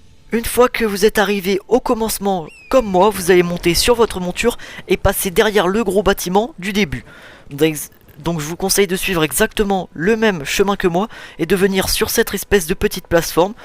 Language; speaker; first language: French; native; French